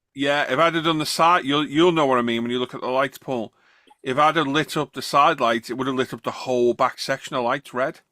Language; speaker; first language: English; native; English